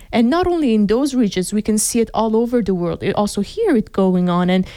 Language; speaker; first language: English; non-native, fluent; Persian